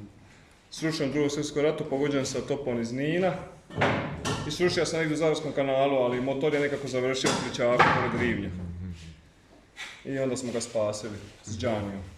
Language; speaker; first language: Croatian; native; Croatian